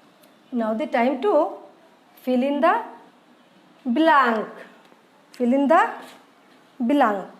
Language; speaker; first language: English; non-native, learner; Bangla